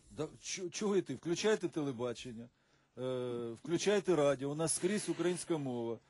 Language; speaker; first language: Ukrainian; non-native, local second language; Russian